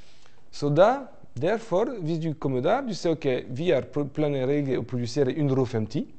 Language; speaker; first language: Norwegian; non-native, learner; French